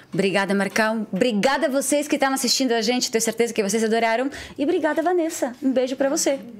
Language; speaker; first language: Portuguese; non-native, fluent; Russian